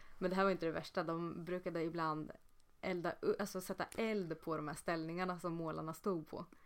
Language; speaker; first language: Swedish; native; Swedish